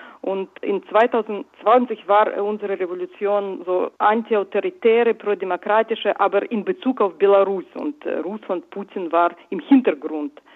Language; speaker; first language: German; non-native, fluent; Russian